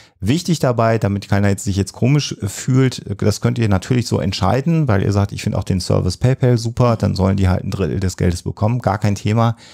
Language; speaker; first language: German; native; German